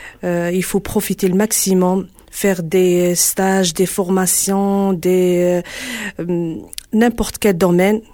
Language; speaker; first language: French; non-native, learner; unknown